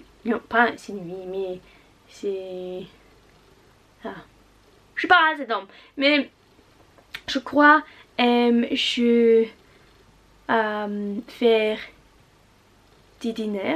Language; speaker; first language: French; non-native, learner; Russian